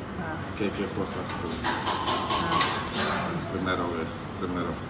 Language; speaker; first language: Spanish; non-native, learner; Malayalam